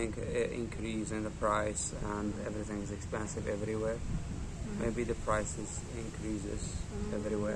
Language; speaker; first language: English; non-native, learner; Arabic